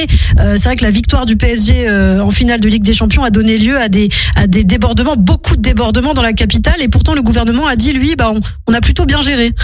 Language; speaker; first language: French; native; French